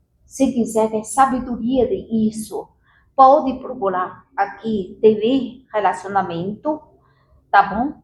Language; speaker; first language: Portuguese; non-native, learner; Chinese